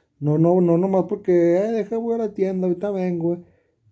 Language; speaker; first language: Spanish; native; Spanish